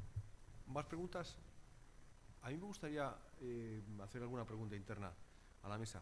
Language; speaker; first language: Spanish; native; Spanish